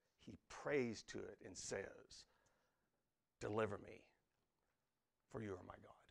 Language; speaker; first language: English; native; English